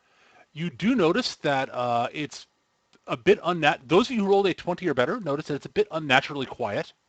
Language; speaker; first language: English; native; English